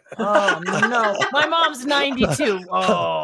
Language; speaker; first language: English; native; English